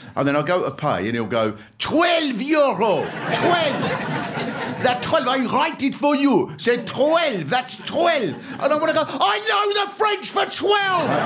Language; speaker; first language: English; native; English